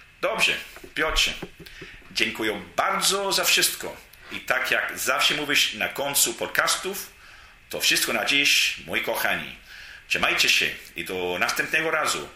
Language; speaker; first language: Polish; non-native, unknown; English